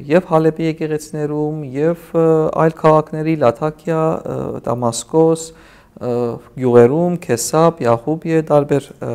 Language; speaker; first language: Armenian; native; Armenian